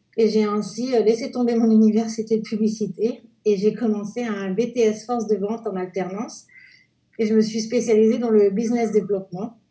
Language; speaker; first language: French; native; French